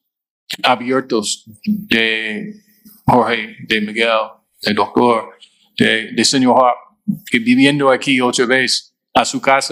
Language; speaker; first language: Spanish; non-native, fluent; English